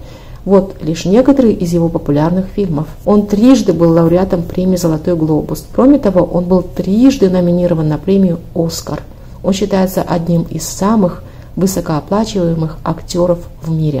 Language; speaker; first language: Russian; native; Russian